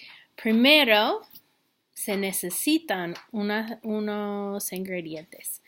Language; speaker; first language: Spanish; non-native, fluent; English